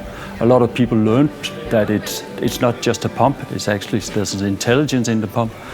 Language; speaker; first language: English; non-native, fluent; Danish